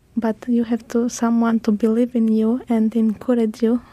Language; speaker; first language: English; non-native, learner; Greek